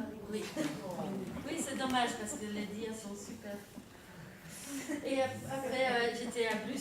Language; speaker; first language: French; non-native, local second language; Dutch